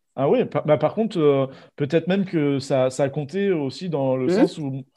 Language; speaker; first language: French; native; French